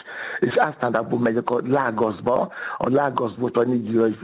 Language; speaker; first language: Hungarian; non-native, fluent; Yoruba